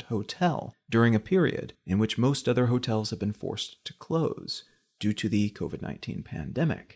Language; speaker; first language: English; native; English